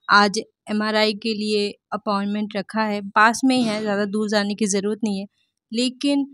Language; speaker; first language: Hindi; non-native, local second language; Bangla